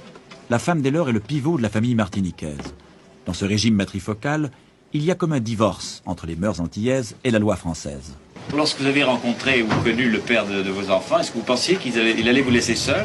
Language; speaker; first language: French; native; French